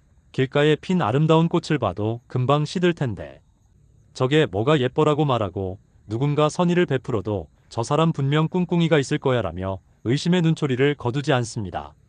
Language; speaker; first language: Korean; native; Korean